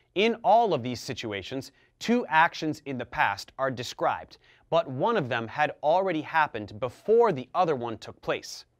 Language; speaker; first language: English; early bilingual, other home language; Italian